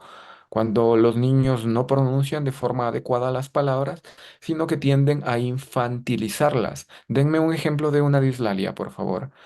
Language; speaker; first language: Spanish; native; Spanish